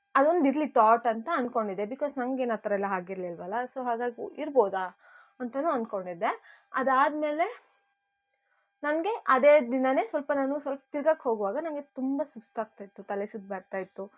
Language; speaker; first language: Kannada; native; Kannada